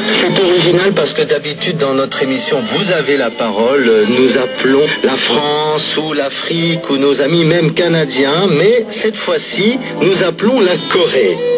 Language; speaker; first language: French; native; French